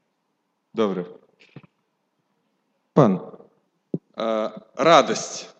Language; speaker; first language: Polish; non-native, learner; Russian